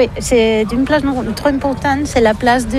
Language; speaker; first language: French; non-native, learner; Catalan